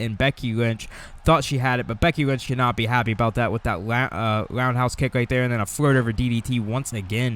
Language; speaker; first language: English; native; English